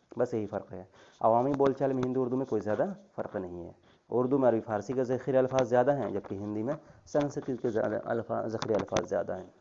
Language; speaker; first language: Urdu; native; Urdu